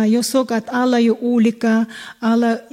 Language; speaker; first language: Swedish; non-native, fluent; Kazakh